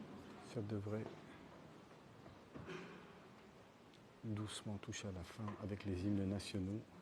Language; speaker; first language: French; native; French